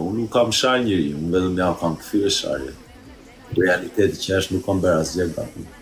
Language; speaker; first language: Albanian; early bilingual, heritage; Albanian